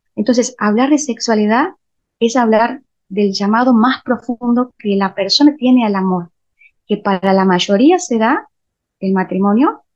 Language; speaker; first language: Spanish; native; Spanish